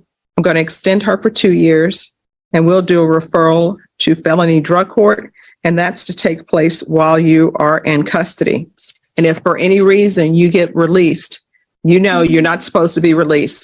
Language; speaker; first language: English; native; English